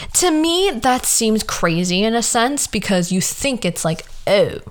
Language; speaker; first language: English; early bilingual, other home language; Spanish